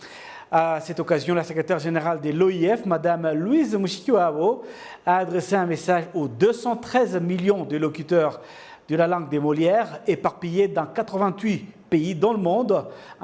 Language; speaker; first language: French; non-native, local second language; Kinyarwanda